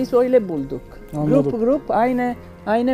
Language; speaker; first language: Turkish; non-native, learner; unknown